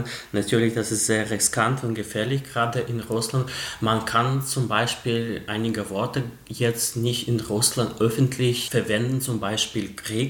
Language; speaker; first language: German; non-native, fluent; Russian